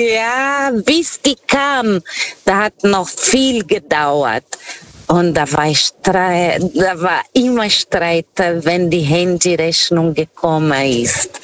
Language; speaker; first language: German; non-native, learner; Portuguese